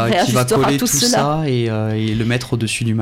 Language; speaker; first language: French; native; French